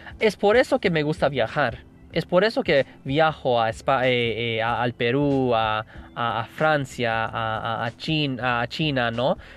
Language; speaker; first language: Spanish; non-native, fluent; English